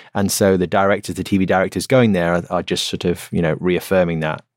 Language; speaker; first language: English; native; English